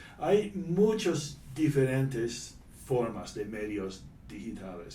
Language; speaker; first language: Spanish; non-native, fluent; English